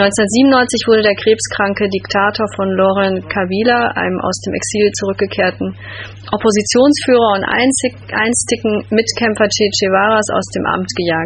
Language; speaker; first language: German; native; German